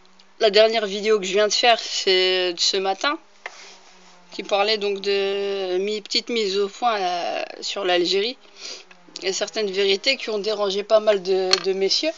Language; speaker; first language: French; early bilingual, other home language; Arabic